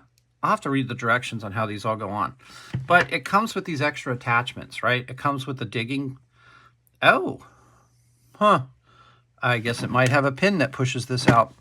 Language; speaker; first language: English; native; English